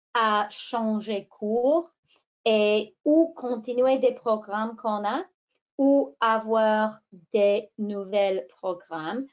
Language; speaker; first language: French; non-native, fluent; English